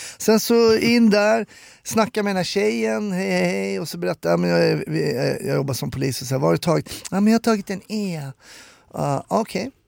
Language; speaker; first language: Swedish; native; Swedish